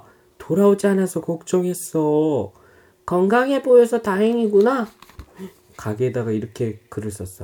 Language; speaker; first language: Korean; native; Korean